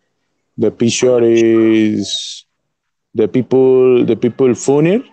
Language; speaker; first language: English; non-native, learner; Spanish